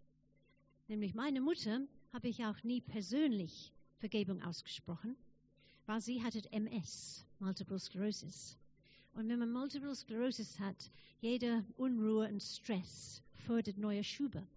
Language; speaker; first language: German; non-native, fluent; English